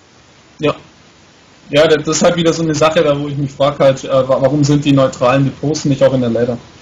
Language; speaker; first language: German; native; German